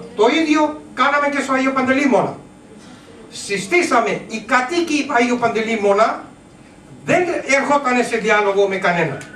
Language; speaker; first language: Greek; non-native, learner; Urdu